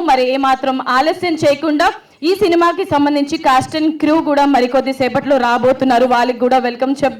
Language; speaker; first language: Telugu; native; Telugu